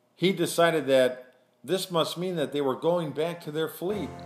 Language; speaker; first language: English; native; English